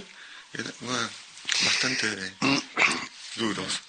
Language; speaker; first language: Spanish; non-native, local second language; French